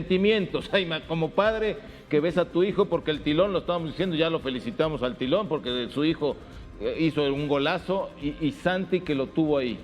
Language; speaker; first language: Spanish; native; Spanish